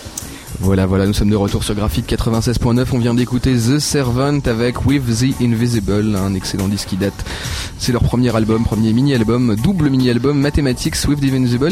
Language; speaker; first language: French; native; French